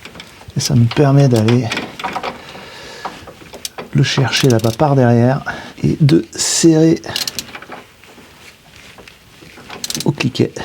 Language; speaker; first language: French; native; French